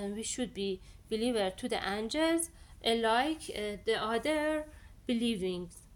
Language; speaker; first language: English; non-native, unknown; Persian